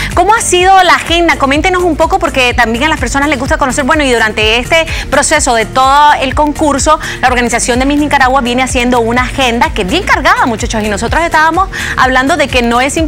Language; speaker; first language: Spanish; native; Spanish